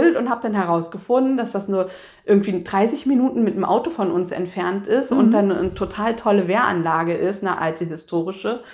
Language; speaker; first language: German; native; German